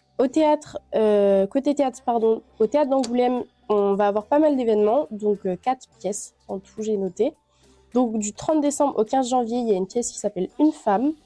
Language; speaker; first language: French; native; French